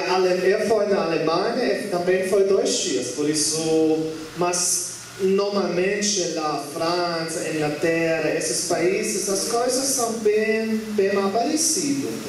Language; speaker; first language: Portuguese; non-native, learner; German